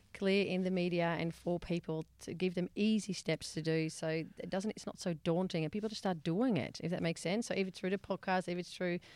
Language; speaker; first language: English; non-native, fluent; Dutch